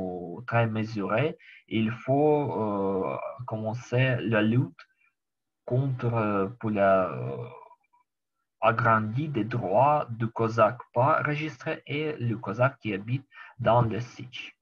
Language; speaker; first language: French; non-native, learner; Ukrainian